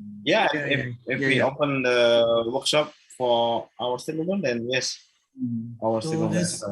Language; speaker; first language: English; non-native, learner; Malay